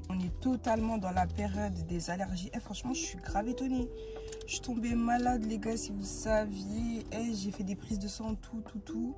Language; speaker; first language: French; native; French